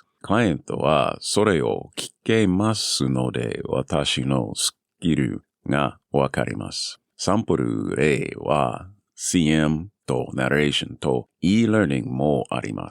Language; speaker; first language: Japanese; non-native, learner; English